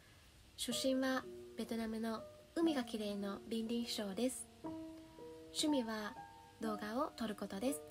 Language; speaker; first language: Japanese; non-native, fluent; Vietnamese